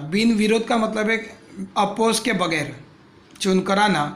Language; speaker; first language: Hindi; non-native, local second language; Marathi